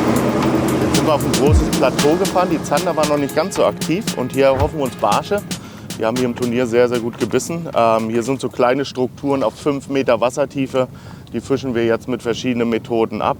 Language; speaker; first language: German; native; German